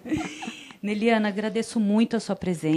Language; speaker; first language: Portuguese; native; Portuguese